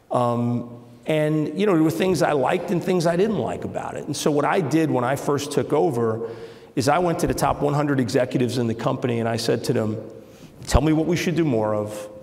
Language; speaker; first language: English; native; English